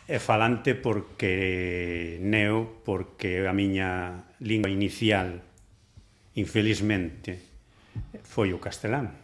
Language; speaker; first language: Galician; non-native, local second language; Spanish